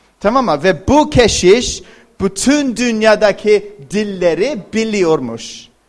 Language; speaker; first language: Turkish; non-native, fluent; English